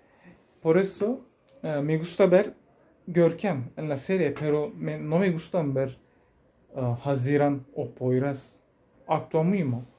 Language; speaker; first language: Spanish; non-native, learner; Turkish